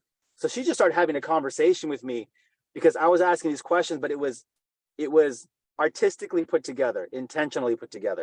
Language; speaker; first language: English; native; English